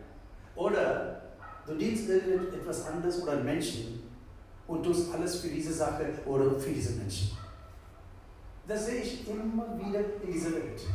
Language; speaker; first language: German; non-native, fluent; Tamil